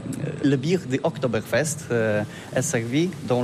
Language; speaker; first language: French; non-native, learner; Polish